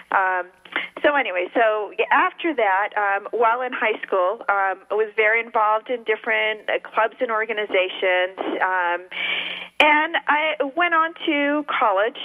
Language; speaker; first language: English; early bilingual, other home language; Spanish